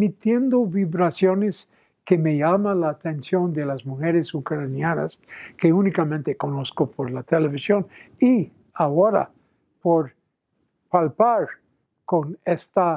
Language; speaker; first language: Spanish; non-native, fluent; English